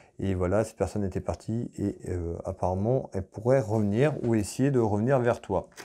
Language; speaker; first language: French; native; French